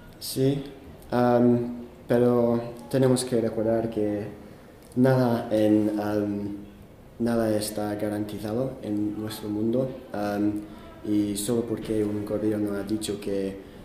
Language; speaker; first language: Spanish; non-native, fluent; English